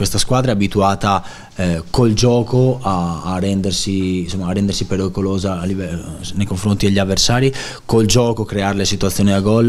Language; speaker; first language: Italian; native; Italian